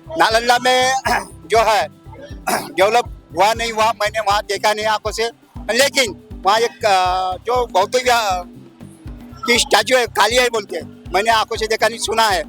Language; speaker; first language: Hindi; native; Hindi